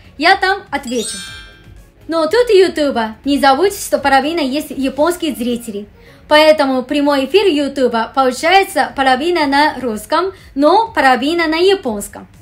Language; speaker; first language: Russian; non-native, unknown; Japanese